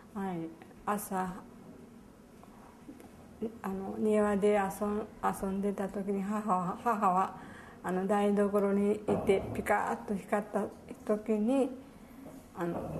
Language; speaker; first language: Japanese; native; Japanese